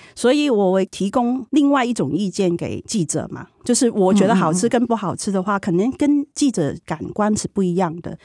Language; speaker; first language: Chinese; non-native, fluent; Cantonese